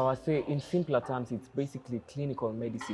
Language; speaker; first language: English; non-native, local second language; Kikuyu